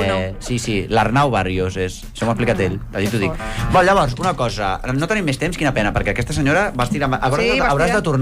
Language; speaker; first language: Catalan; native; Catalan